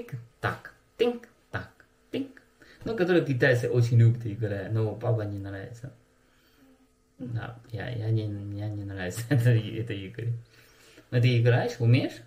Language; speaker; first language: Russian; non-native, learner; Chinese